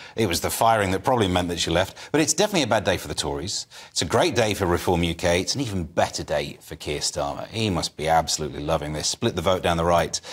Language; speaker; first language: English; native; English